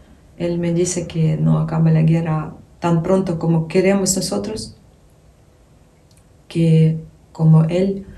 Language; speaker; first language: Spanish; non-native, fluent; Ukrainian